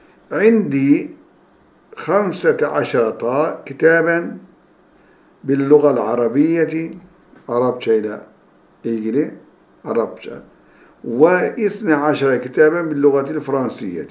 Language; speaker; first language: Arabic; non-native, fluent; Turkish